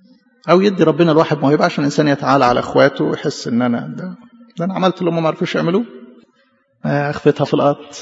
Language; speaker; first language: Arabic; native; Arabic